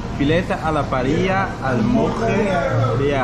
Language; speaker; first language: Spanish; non-native, learner; Dutch